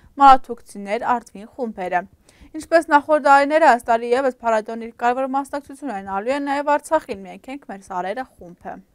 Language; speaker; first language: Armenian; early bilingual, heritage; Armenian